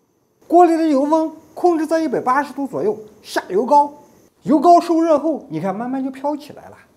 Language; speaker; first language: Chinese; native; Chinese